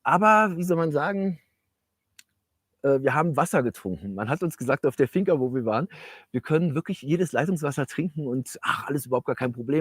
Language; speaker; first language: German; native; German